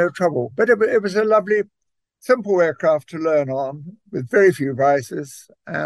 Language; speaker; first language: English; native; English